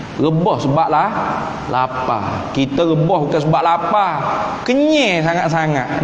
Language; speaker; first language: Malay; native; Malay